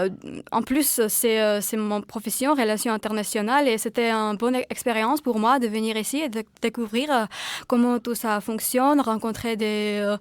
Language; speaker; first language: French; non-native, fluent; Georgian